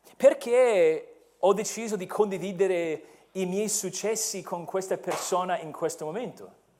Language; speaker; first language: Italian; non-native, fluent; English